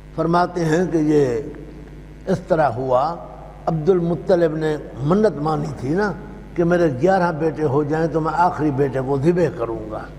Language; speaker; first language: Urdu; non-native, local second language; Saraiki